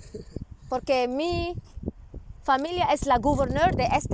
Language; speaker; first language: Spanish; non-native, learner; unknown